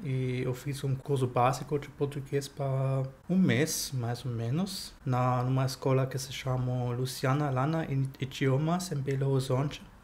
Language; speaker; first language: Portuguese; non-native, fluent; German